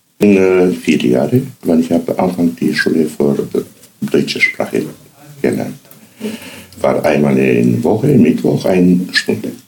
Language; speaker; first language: German; non-native, learner; Romanian